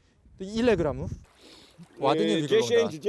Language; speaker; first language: Polish; non-native, learner; Korean